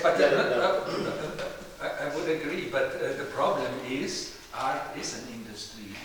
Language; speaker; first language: English; non-native, fluent; German